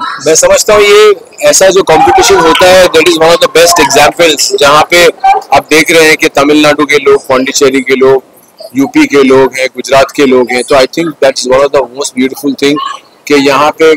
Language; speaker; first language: Hindi; native; Hindi